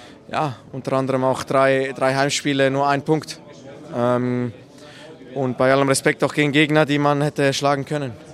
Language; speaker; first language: German; native; German